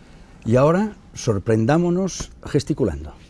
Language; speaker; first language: Spanish; native; Spanish